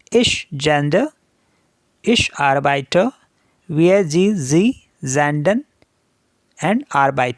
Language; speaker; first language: German; non-native, learner; Hindi